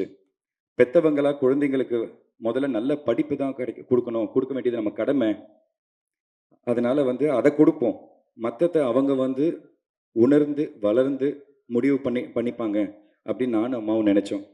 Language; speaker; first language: Tamil; native; Tamil